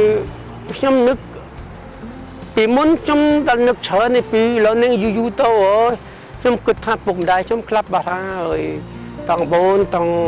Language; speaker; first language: Khmer; early bilingual, heritage; Khmer